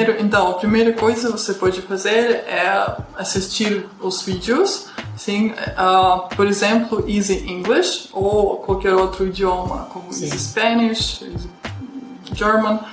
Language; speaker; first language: Portuguese; non-native, fluent; Russian